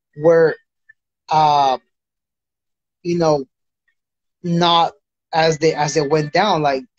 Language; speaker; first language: English; native; English